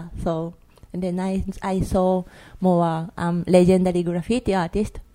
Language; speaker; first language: English; non-native, learner; Japanese